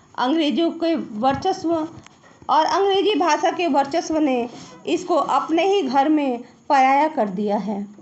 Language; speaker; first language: Hindi; native; Hindi